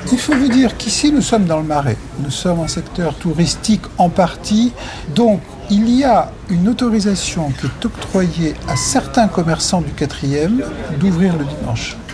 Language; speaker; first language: French; native; French